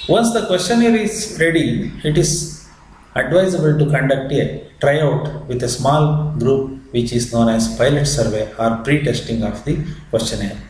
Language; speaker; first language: English; non-native, local second language; Kannada